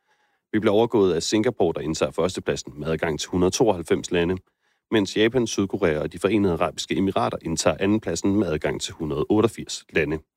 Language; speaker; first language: Danish; native; Danish